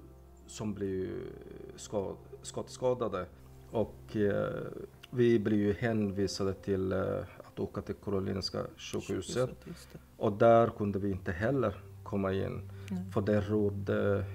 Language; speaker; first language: Swedish; non-native, fluent; Somali